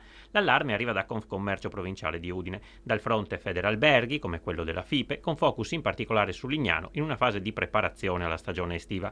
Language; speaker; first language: Italian; native; Italian